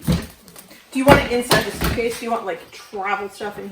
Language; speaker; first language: English; native; English